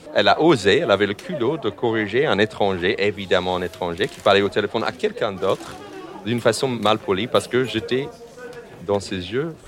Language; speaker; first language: French; non-native, fluent; English